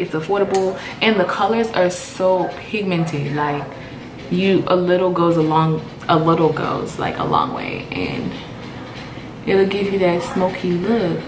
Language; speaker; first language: English; native; English